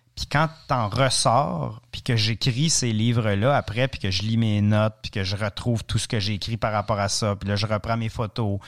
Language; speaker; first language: French; native; French